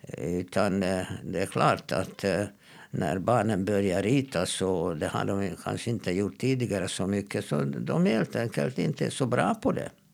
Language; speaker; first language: Swedish; non-native, fluent; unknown